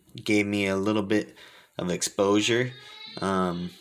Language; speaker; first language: English; native; English